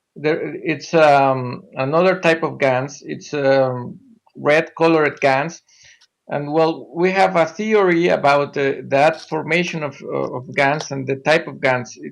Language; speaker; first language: English; non-native, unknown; Spanish